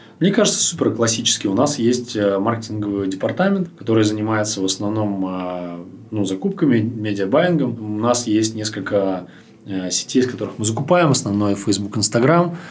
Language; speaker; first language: Russian; native; Russian